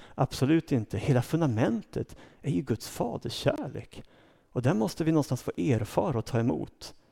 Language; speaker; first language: Swedish; native; Swedish